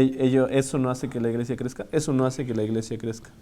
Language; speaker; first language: Spanish; native; Spanish